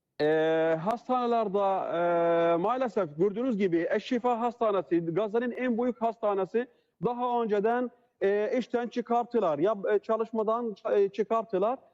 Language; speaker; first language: Turkish; non-native, learner; Arabic